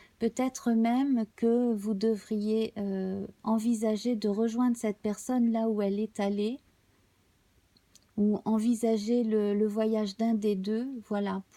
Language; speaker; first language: French; native; French